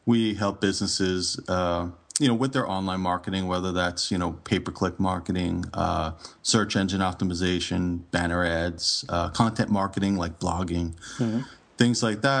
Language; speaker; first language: English; native; English